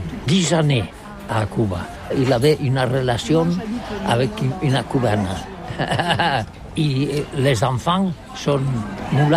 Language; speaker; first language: French; non-native, learner; Catalan